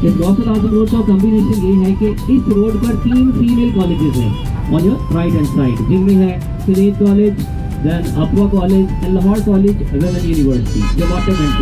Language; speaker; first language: Hindi; native; Hindi